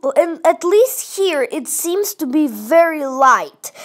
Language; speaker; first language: English; non-native, fluent; Russian